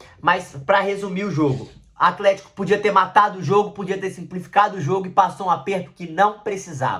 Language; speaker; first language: Portuguese; native; Portuguese